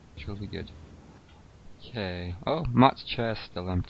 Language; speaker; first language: English; native; English